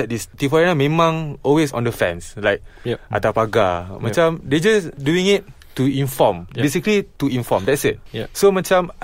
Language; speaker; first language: English; non-native, local second language; Malay